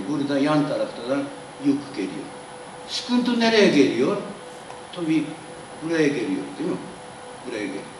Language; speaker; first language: Turkish; non-native, learner; Japanese